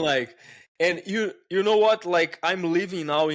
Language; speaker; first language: English; non-native, fluent; Portuguese